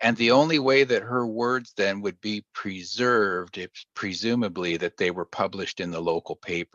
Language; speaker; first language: English; native; English